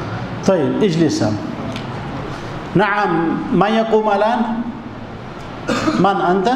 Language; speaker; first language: Arabic; non-native, fluent; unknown